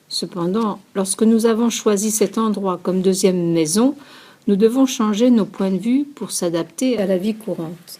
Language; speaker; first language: French; non-native, learner; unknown